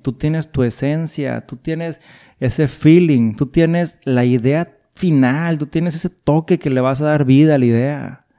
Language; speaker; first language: Spanish; native; Spanish